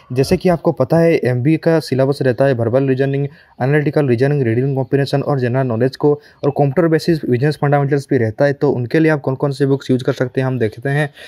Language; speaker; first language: Hindi; non-native, local second language; Odia